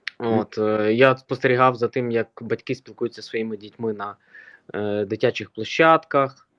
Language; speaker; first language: Ukrainian; native; Ukrainian